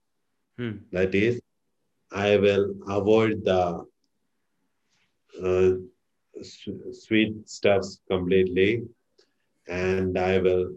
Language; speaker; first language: English; non-native, local second language; Malayalam